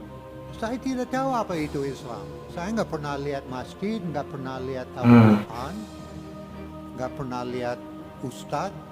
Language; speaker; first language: Indonesian; non-native, learner; English